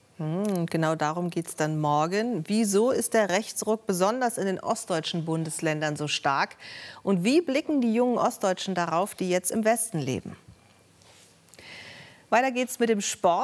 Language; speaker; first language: German; native; German